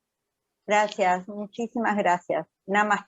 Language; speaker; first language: Spanish; native; Spanish